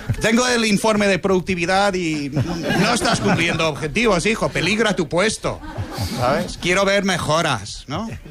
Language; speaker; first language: Spanish; non-native, fluent; English